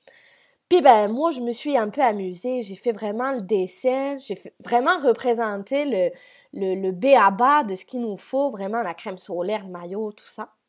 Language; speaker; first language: French; native; French